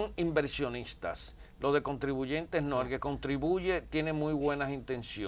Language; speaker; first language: Spanish; native; Spanish